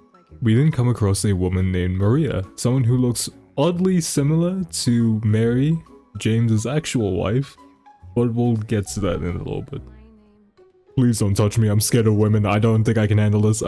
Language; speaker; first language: English; native; English